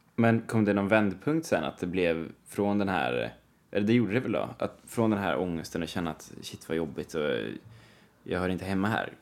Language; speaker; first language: Swedish; native; Swedish